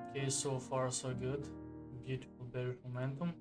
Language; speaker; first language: English; non-native, fluent; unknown